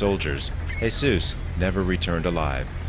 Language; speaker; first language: English; native; English